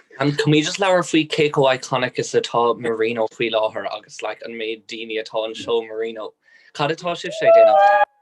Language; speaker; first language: Irish; non-native, local second language; English